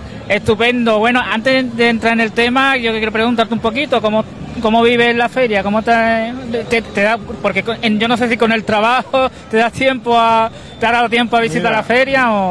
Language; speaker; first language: Spanish; native; Spanish